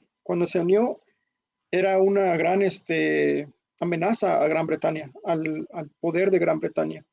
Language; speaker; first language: Spanish; early bilingual, heritage; Spanish